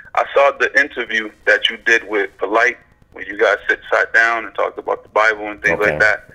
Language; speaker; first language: English; native; English